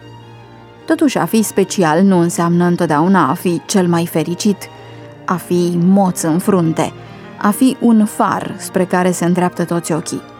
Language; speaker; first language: Romanian; native; Romanian